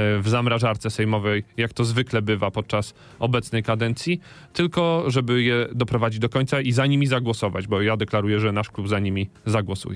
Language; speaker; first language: Polish; native; Polish